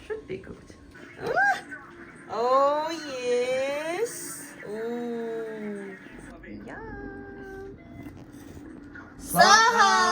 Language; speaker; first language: English; non-native, fluent; Chinese